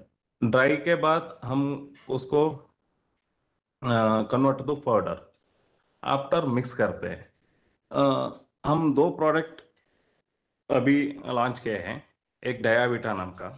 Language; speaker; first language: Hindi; non-native, local second language; Kannada